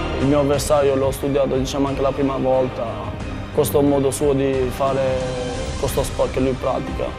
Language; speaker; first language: Italian; non-native, fluent; Albanian